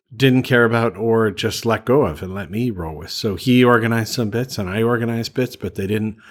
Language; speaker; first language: English; native; English